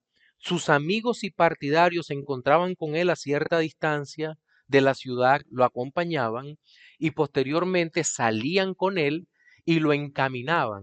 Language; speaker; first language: Spanish; native; Spanish